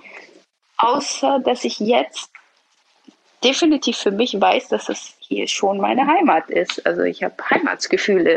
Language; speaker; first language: German; early bilingual, other home language; Persian